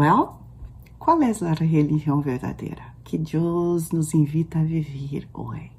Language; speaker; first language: Portuguese; non-native, fluent; Spanish